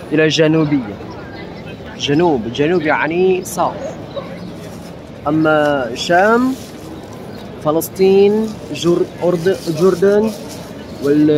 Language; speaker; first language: Arabic; non-native, learner; Malay